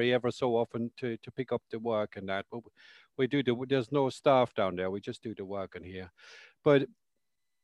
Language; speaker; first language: English; native; English